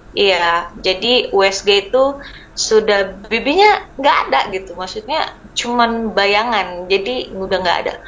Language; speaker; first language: Indonesian; native; Indonesian